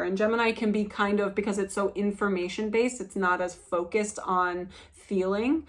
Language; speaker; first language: English; native; English